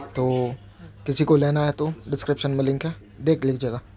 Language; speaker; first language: Hindi; non-native, local second language; Marathi